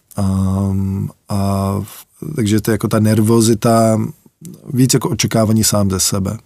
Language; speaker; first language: Czech; early bilingual, heritage; Czech